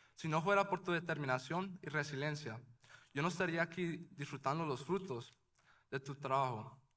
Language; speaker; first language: Spanish; early bilingual, other home language; English